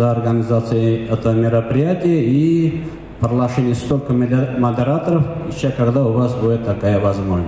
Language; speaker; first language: Russian; native; Russian